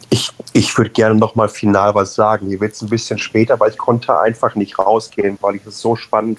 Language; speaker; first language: German; native; German